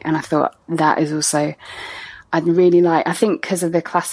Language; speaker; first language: English; native; English